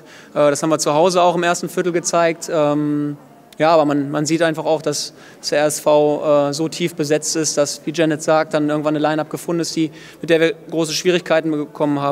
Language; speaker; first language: German; native; German